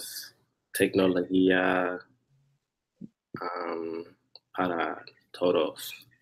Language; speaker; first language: Spanish; non-native, learner; English